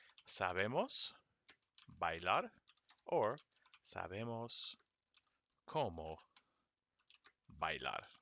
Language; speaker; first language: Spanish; non-native, fluent; English